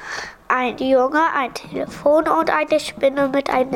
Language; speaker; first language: German; early bilingual, other home language; Polish